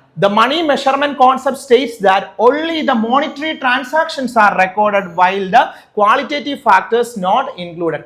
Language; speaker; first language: English; non-native, local second language; Malayalam